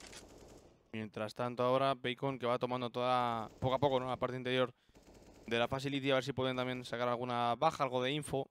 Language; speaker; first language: Spanish; native; Spanish